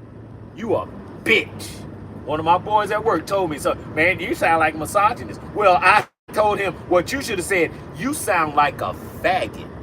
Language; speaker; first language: English; native; English